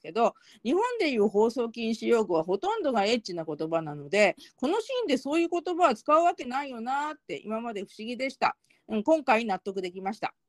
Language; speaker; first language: Japanese; native; Japanese